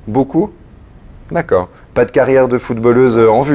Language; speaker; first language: French; native; French